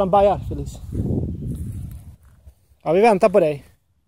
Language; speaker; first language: Swedish; native; Swedish